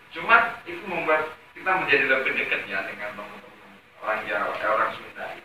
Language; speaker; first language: Indonesian; non-native, local second language; Javanese